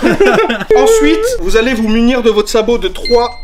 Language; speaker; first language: French; native; French